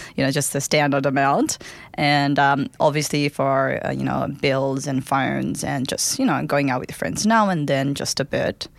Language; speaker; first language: English; non-native, local second language; Nepali